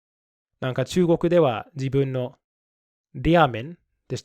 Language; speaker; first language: Japanese; non-native, fluent; English